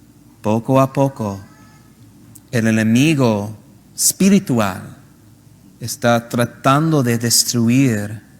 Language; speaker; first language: Spanish; non-native, learner; English